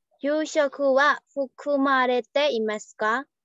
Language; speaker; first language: Japanese; non-native, learner; Burmese